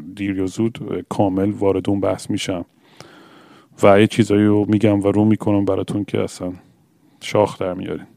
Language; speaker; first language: Persian; early bilingual, other home language; English